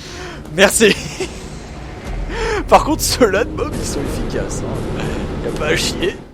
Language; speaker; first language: French; native; French